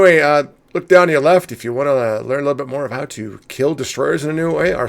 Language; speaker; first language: English; native; English